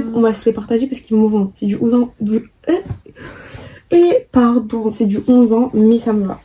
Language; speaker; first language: French; native; French